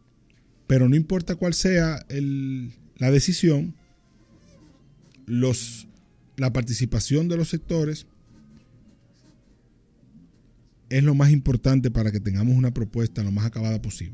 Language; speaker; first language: Spanish; native; Spanish